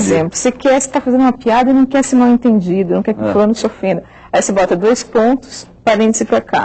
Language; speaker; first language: Portuguese; native; Portuguese